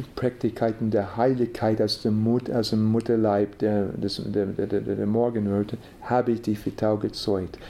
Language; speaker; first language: German; non-native, fluent; English